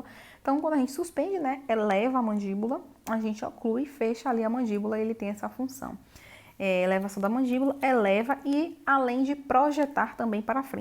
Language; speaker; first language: Portuguese; native; Portuguese